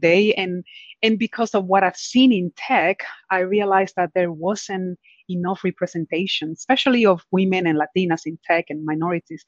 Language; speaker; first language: English; non-native, fluent; Spanish